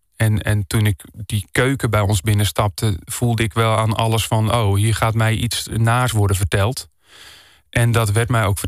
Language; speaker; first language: Dutch; native; Dutch